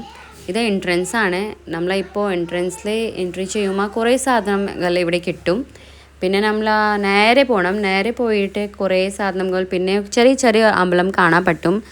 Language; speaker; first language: Malayalam; non-native, learner; Hindi